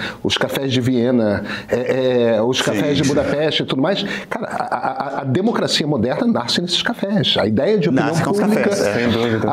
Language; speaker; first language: Portuguese; native; Portuguese